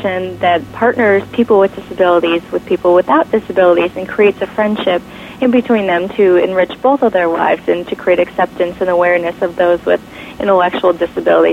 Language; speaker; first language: English; native; English